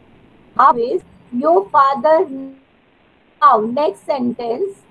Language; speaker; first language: English; non-native, learner; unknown